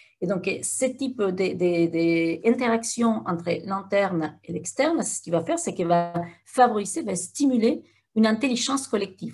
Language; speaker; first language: French; non-native, fluent; Spanish